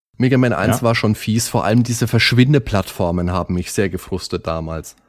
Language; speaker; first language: German; native; German